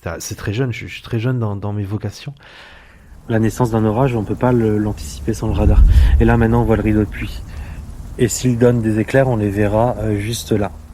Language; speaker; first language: French; early bilingual, other home language; Arabic